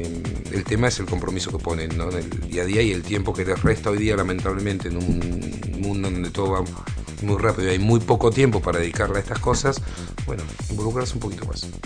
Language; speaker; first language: Spanish; native; Spanish